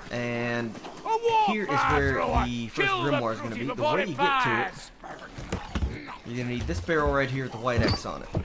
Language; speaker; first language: English; native; English